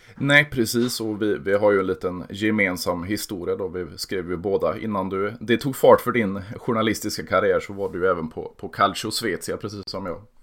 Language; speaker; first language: Swedish; native; Swedish